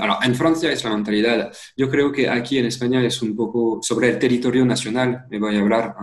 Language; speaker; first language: Spanish; non-native, fluent; French